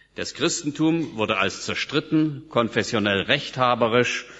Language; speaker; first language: German; native; German